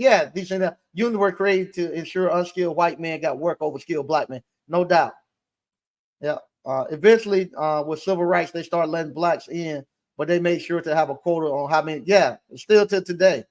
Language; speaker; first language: English; native; English